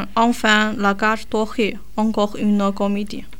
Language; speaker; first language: French; non-native, learner; Chinese